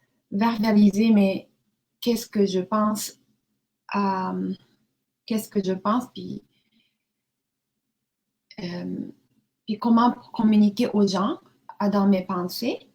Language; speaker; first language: French; non-native, learner; Japanese